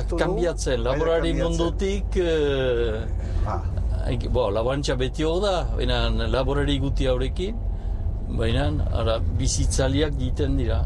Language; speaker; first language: Basque; native; Basque